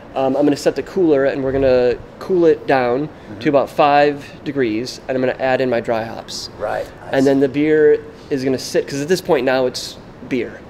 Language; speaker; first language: English; native; English